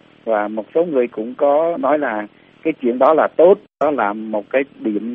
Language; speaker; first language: Vietnamese; early bilingual, heritage; Vietnamese